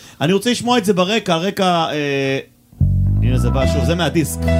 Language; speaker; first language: Hebrew; native; Hebrew